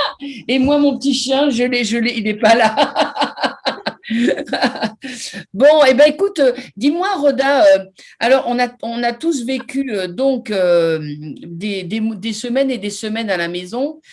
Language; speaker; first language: French; native; French